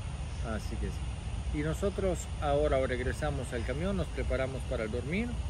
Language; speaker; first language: Spanish; native; Spanish